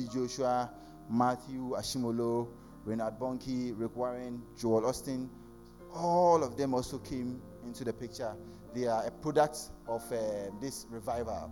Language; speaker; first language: English; non-native, local second language; Akan